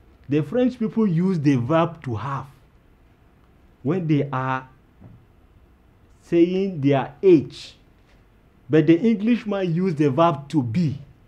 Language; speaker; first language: English; non-native, local second language; Hausa